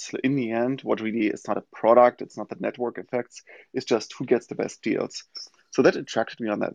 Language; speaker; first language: English; non-native, fluent; German